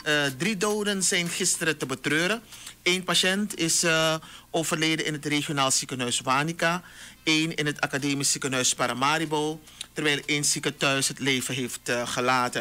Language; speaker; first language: Dutch; native; Dutch